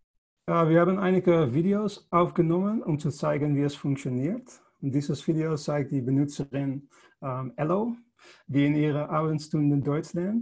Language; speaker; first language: German; non-native, fluent; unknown